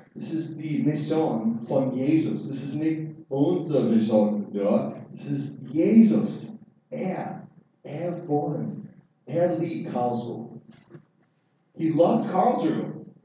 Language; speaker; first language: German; non-native, learner; English